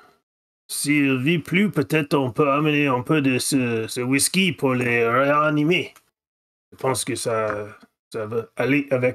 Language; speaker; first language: French; non-native, fluent; English